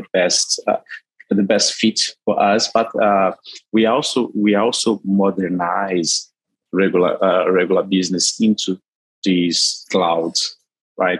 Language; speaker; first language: English; non-native, fluent; Portuguese